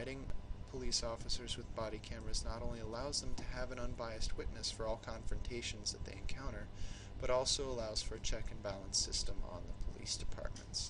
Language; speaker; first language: English; native; English